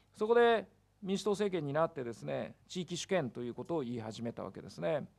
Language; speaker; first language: Japanese; native; Japanese